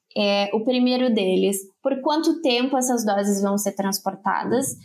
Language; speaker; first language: Portuguese; native; Portuguese